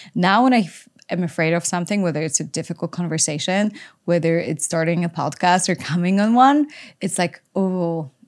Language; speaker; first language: English; non-native, fluent; Polish